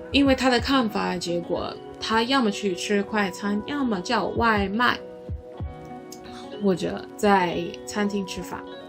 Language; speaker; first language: Chinese; non-native, learner; English